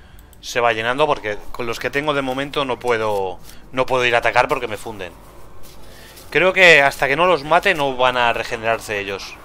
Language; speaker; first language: Spanish; native; Spanish